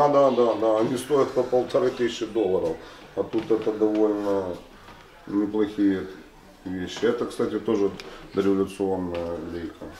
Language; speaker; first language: Russian; native; Russian